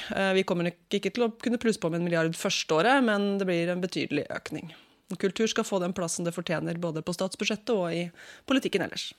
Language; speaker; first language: Norwegian; native; Norwegian